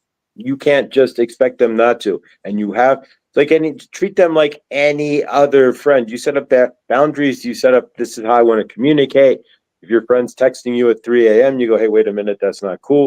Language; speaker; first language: English; native; English